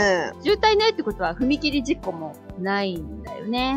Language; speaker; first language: Japanese; native; Japanese